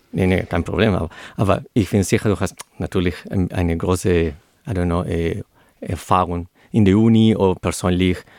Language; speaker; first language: German; non-native, learner; Spanish